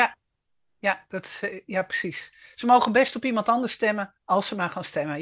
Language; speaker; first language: Dutch; native; Dutch